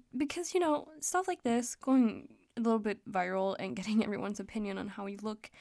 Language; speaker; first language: English; non-native, fluent; Danish